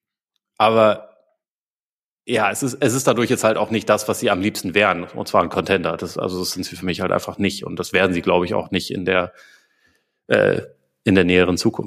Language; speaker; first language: German; native; German